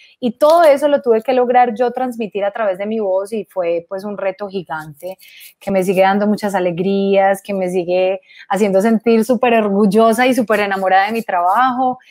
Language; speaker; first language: Spanish; native; Spanish